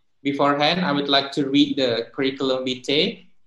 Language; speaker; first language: English; non-native, fluent; Indonesian